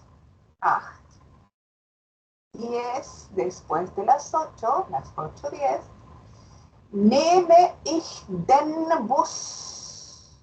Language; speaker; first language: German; non-native, fluent; Spanish